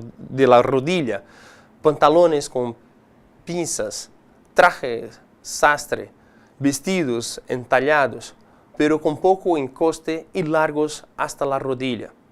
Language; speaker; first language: Spanish; non-native, fluent; Portuguese